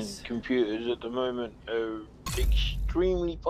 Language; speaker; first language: English; native; English